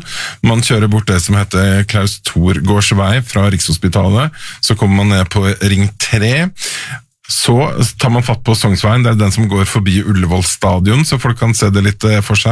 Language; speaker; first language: Norwegian; native; Norwegian